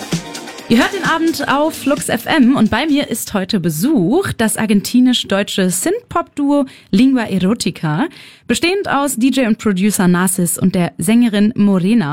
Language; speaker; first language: German; native; German